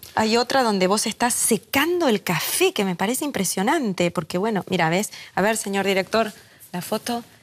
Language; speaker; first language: Spanish; native; Spanish